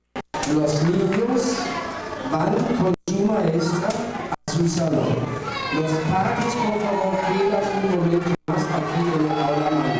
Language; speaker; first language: Spanish; non-native, fluent; German